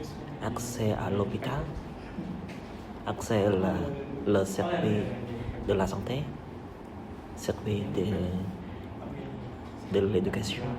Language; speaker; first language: French; non-native, learner; Khmer